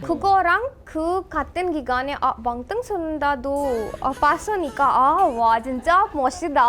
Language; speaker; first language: Korean; non-native, learner; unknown